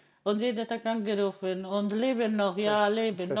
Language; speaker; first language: German; non-native, learner; Polish